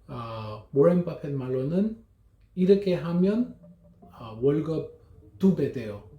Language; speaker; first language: Korean; non-native, learner; English